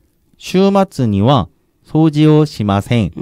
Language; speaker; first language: Japanese; non-native, learner; Korean